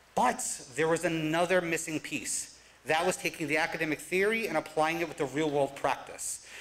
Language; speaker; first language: English; native; English